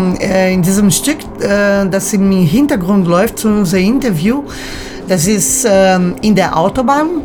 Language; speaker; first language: German; native; German